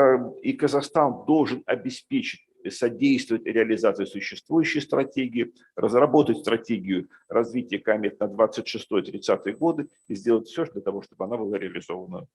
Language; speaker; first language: Russian; native; Russian